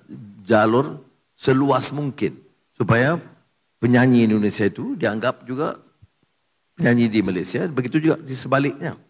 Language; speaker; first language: Malay; native; Malay